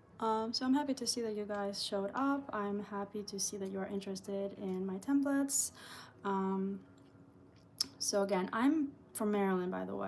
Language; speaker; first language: English; early bilingual, other home language; Albanian